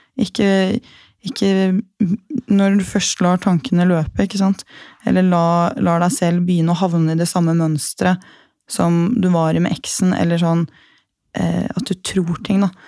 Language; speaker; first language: Norwegian; native; Norwegian